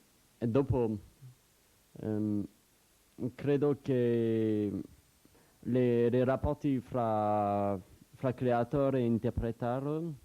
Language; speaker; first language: Italian; non-native, learner; French